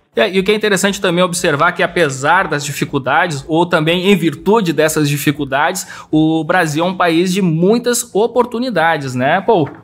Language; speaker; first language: Portuguese; native; Portuguese